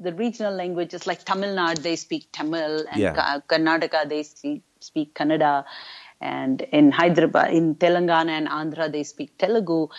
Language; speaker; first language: English; non-native, local second language; Urdu